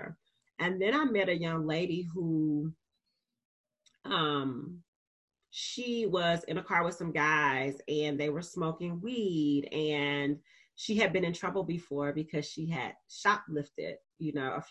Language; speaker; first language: English; native; English